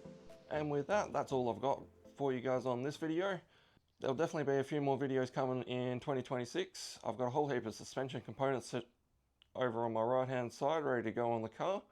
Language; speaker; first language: English; native; English